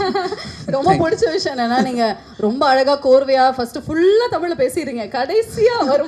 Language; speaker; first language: Tamil; native; Tamil